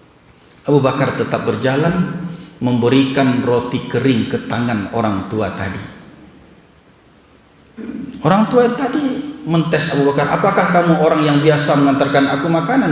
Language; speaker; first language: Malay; non-native, local second language; Minangkabau